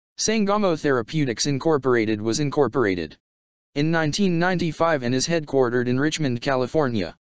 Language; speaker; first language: English; non-native, local second language; Hindi